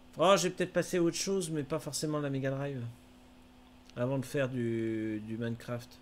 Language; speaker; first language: French; native; French